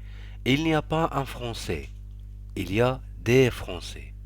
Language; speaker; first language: French; non-native, fluent; Arabic